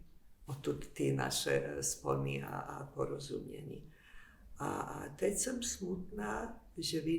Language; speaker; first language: Czech; non-native, fluent; Bosnian